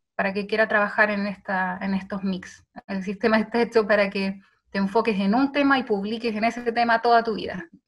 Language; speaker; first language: Spanish; native; Spanish